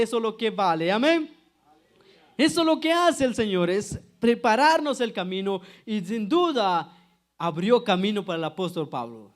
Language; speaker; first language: Spanish; native; Spanish